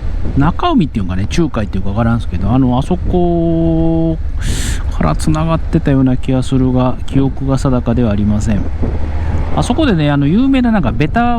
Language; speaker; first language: Japanese; native; Japanese